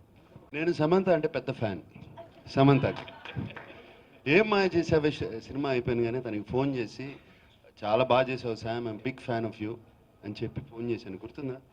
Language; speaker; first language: Telugu; native; Telugu